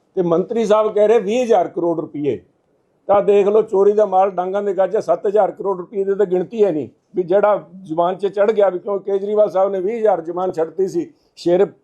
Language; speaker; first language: Punjabi; native; Punjabi